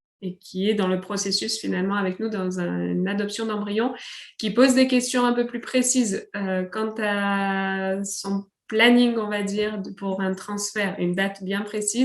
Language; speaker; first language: French; native; French